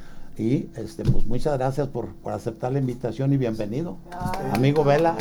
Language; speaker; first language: Spanish; native; Spanish